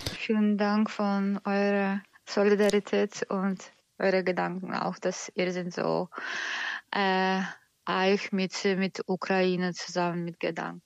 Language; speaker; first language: German; non-native, learner; Ukrainian